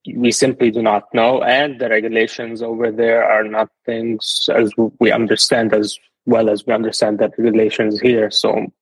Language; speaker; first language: English; non-native, fluent; Arabic